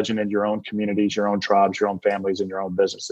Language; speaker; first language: English; native; English